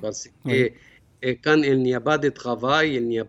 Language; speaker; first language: French; non-native, learner; Arabic